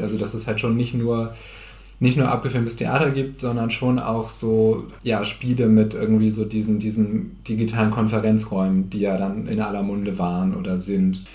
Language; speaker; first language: German; native; German